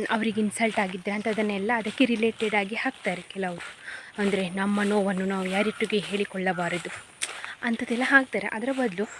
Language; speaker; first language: Kannada; native; Kannada